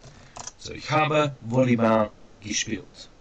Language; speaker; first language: German; non-native, fluent; English